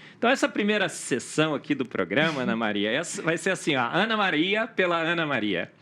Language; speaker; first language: Portuguese; native; Portuguese